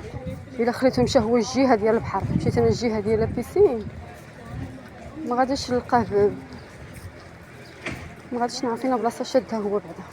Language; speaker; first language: Arabic; native; Arabic